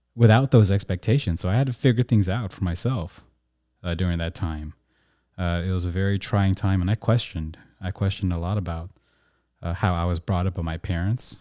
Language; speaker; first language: English; native; English